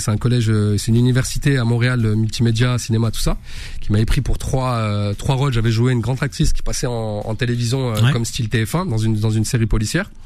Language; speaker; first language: French; early bilingual, other home language; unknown